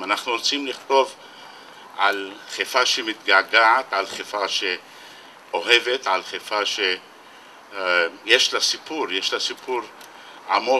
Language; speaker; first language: Hebrew; non-native, local second language; Arabic